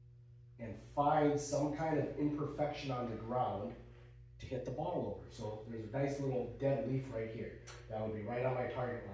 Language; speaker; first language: English; native; English